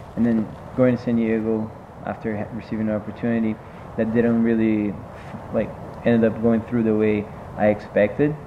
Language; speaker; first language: English; non-native, fluent; Portuguese